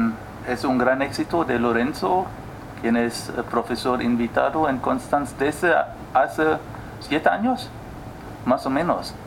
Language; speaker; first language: Spanish; non-native, fluent; German